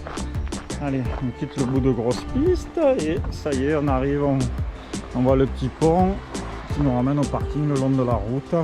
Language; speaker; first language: French; native; French